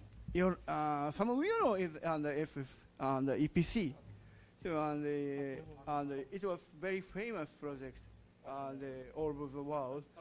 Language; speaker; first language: English; non-native, learner; Japanese